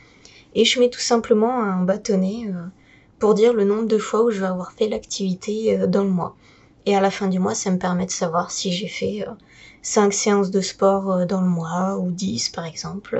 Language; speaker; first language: French; native; French